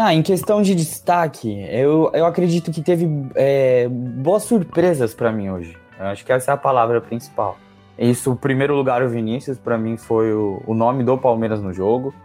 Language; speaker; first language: Portuguese; native; Portuguese